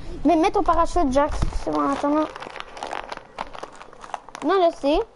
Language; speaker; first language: French; native; French